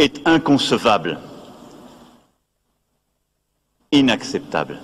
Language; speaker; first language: French; native; French